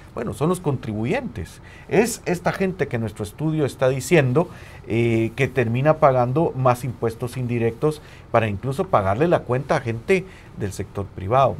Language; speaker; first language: Spanish; native; Spanish